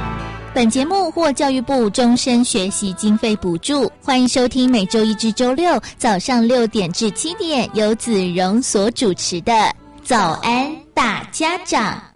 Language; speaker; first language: Chinese; native; Chinese